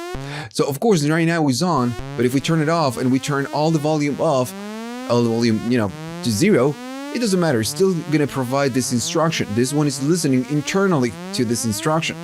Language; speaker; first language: English; non-native, fluent; Spanish